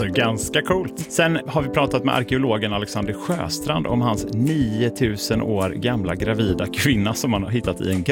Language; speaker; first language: Swedish; native; Swedish